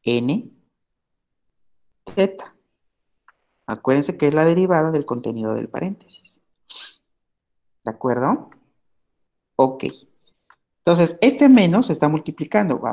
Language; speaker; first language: Spanish; native; Spanish